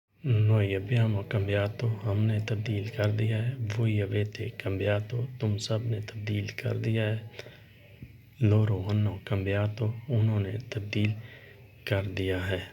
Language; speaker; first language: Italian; non-native, learner; Urdu